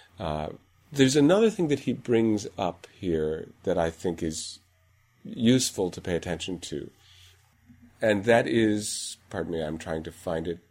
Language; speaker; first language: English; native; English